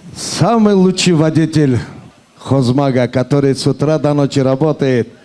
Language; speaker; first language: Russian; non-native, local second language; Turkish